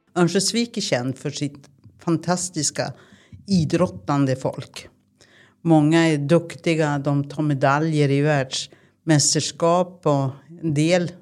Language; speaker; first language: Swedish; native; Swedish